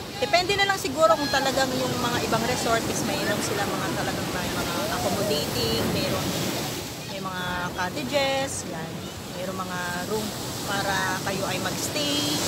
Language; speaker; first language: Filipino; native; Filipino